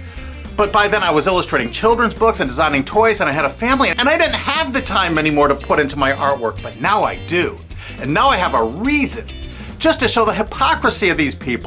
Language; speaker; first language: English; native; English